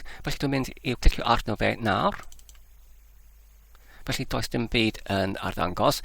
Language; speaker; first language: Welsh; non-native, learner; English